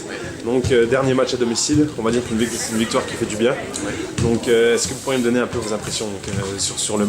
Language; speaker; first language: French; native; French